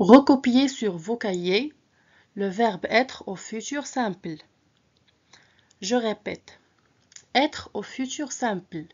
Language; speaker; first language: French; non-native, local second language; Arabic